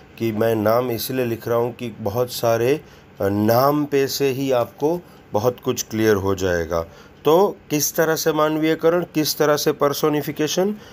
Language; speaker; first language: Hindi; non-native, local second language; Gujarati